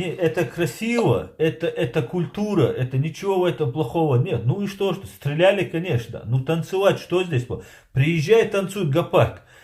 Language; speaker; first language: Russian; non-native, local second language; Chechen